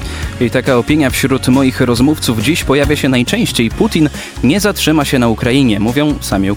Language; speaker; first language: Polish; native; Polish